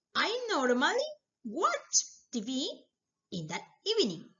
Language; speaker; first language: English; non-native, fluent; Spanish